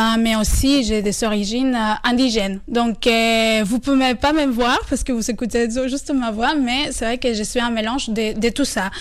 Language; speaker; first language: French; non-native, fluent; Spanish